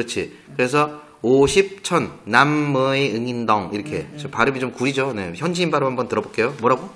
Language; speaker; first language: Korean; native; Korean